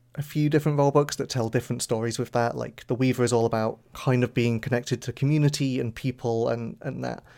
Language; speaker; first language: English; native; English